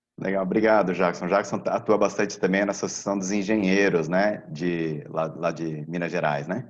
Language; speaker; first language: Portuguese; native; Portuguese